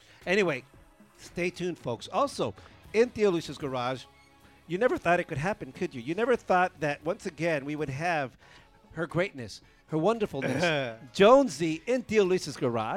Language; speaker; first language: English; early bilingual, other home language; Spanish